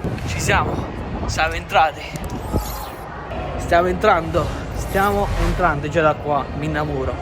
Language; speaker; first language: Italian; native; Italian